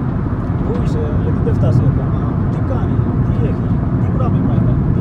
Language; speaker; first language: Greek; non-native, learner; Urdu